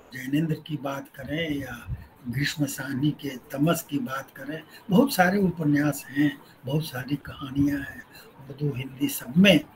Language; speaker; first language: Hindi; native; Hindi